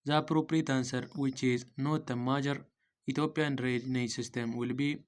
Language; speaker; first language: English; non-native, local second language; Amharic